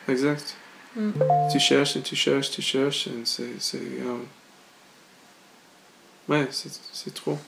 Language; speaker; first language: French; non-native, learner; English